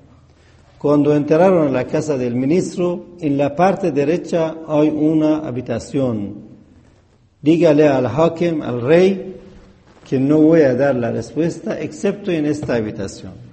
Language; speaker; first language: Spanish; non-native, fluent; Persian